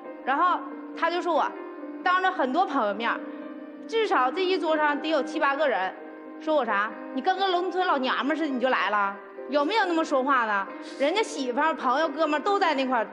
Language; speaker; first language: Chinese; native; Chinese